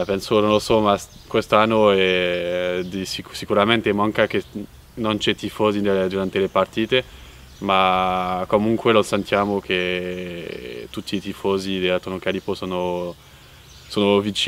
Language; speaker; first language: Italian; non-native, fluent; French